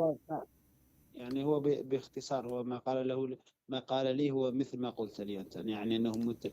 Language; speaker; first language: Arabic; native; Arabic